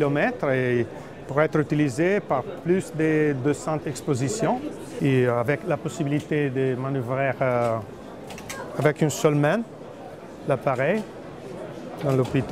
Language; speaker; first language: French; non-native, fluent; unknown